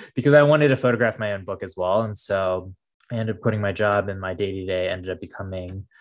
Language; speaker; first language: English; native; English